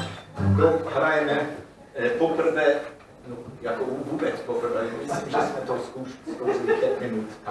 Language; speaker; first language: Czech; non-native, learner; English